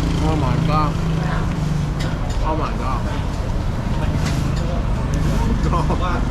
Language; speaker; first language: Thai; non-native, fluent; English